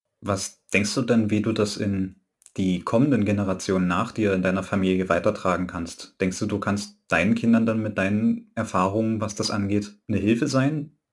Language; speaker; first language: German; native; German